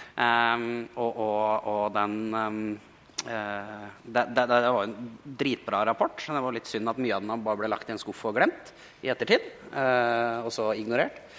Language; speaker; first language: Norwegian; native; Norwegian